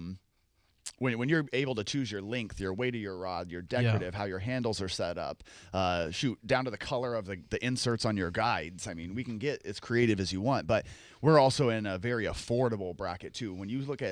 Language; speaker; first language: English; native; English